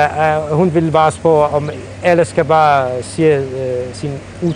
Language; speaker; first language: Danish; non-native, fluent; Central Kurdish